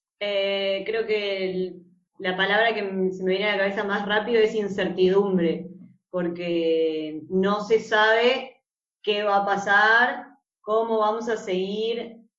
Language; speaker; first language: Spanish; native; Spanish